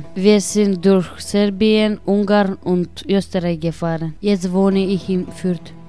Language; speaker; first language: German; non-native, learner; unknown